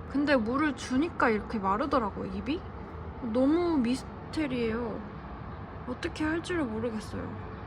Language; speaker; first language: Korean; native; Korean